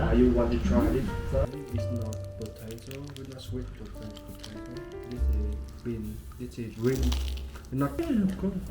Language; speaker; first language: English; non-native, learner; Korean